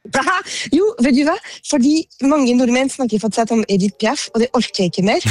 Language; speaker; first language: Norwegian; non-native, fluent; French